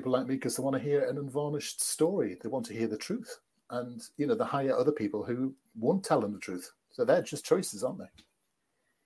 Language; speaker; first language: English; native; English